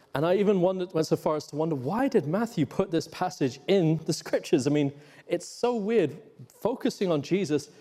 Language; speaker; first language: English; native; English